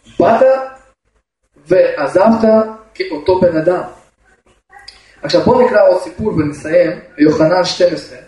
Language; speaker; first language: Hebrew; non-native, fluent; Russian